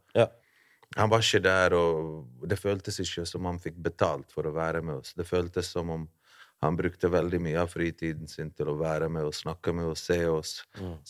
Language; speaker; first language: Norwegian; early bilingual, other home language; Bosnian